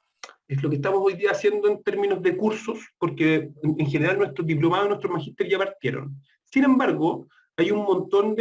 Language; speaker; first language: Spanish; native; Spanish